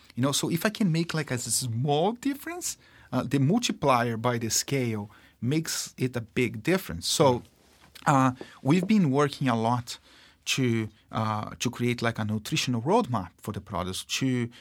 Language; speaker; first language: English; non-native, fluent; Portuguese